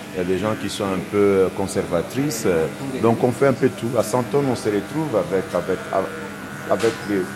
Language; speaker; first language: French; non-native, local second language; Lingala